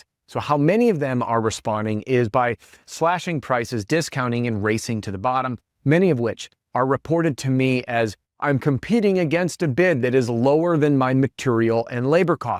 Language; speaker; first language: English; native; English